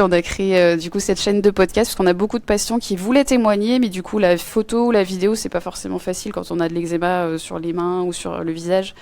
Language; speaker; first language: French; native; French